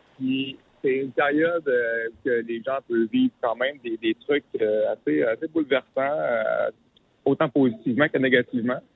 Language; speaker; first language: French; native; French